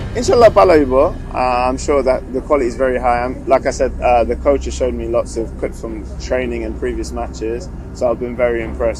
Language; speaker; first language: English; early bilingual, other home language; Bangla